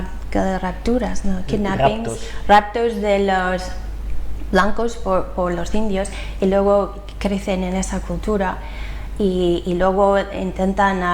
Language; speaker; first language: Spanish; non-native, fluent; English